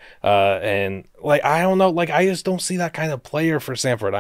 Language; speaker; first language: English; native; English